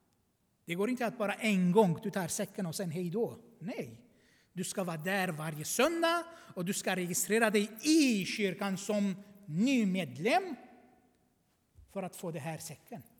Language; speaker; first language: Swedish; non-native, fluent; Armenian